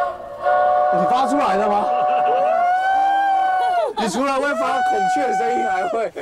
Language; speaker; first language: Chinese; native; Chinese